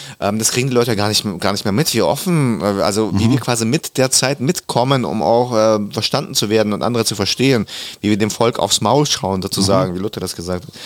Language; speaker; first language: German; early bilingual, other home language; Russian